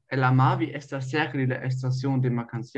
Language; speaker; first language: Spanish; non-native, learner; German